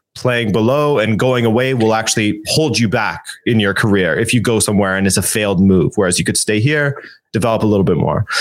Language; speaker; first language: English; native; English